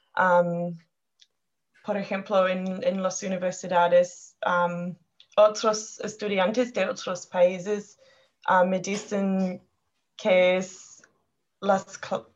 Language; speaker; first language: Spanish; non-native, learner; English